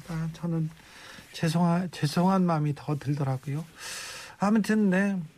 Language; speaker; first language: Korean; native; Korean